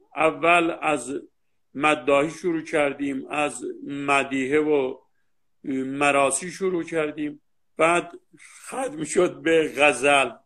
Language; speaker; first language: Persian; non-native, local second language; Azerbaijani